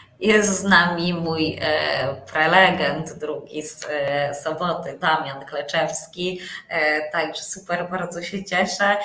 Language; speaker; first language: Polish; native; Polish